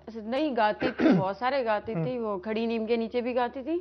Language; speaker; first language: Urdu; non-native, local second language; Kashmiri